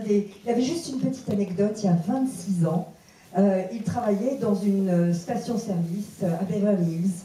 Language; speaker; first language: French; native; French